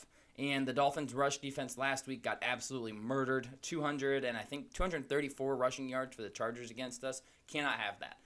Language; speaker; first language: English; native; English